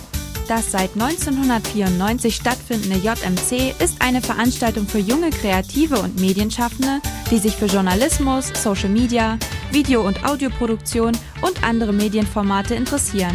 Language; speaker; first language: German; native; German